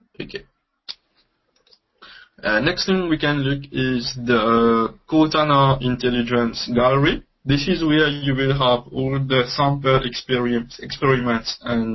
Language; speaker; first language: English; non-native, local second language; Morisyen